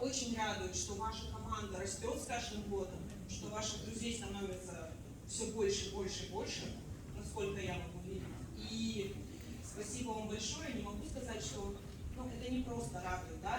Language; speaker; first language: Russian; native; Russian